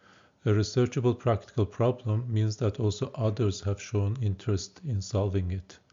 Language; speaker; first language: English; non-native, fluent; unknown